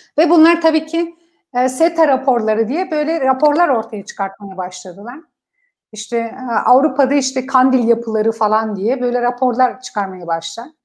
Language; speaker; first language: Turkish; non-native, fluent; Kurdish